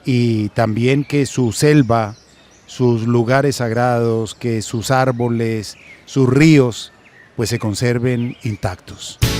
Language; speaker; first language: Spanish; native; Spanish